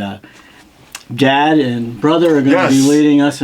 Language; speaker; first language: English; native; English